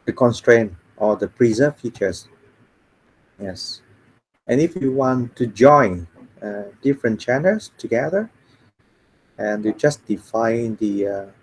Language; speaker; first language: English; non-native, fluent; Vietnamese